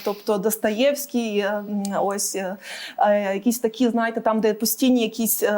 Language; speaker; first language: Ukrainian; native; Ukrainian